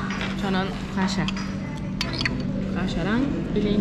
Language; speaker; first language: Korean; native; Korean